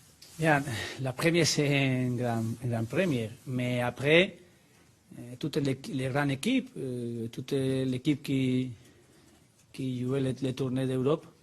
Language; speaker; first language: French; non-native, learner; Spanish